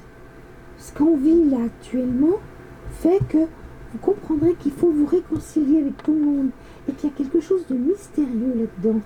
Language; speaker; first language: French; native; French